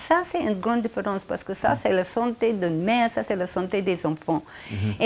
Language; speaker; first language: French; non-native, fluent; English